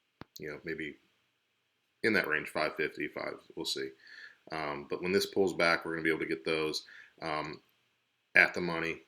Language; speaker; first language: English; native; English